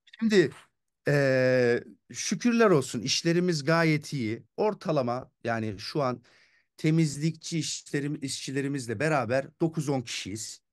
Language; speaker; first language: Turkish; early bilingual, heritage; Turkish